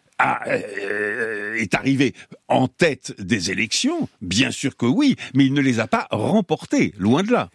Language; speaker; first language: French; native; French